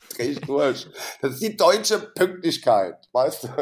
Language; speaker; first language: German; native; German